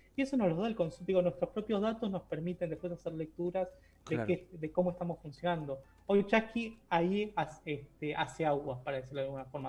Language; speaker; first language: Spanish; native; Spanish